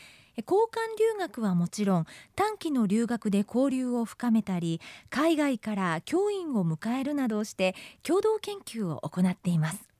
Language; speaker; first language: Japanese; native; Japanese